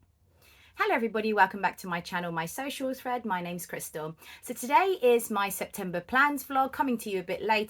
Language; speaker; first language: English; native; English